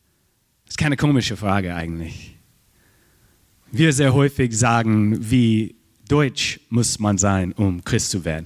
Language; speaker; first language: German; non-native, fluent; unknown